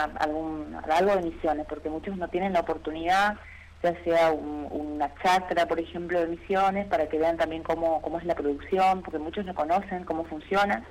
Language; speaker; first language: Spanish; native; Spanish